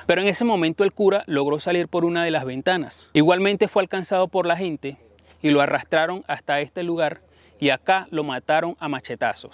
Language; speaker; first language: Spanish; native; Spanish